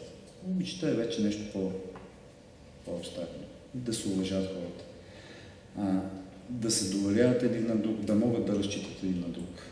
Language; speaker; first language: Bulgarian; native; Bulgarian